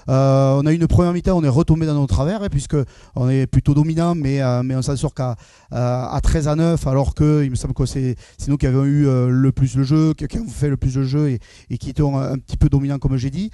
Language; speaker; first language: French; native; French